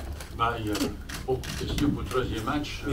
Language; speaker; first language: French; non-native, fluent; Bosnian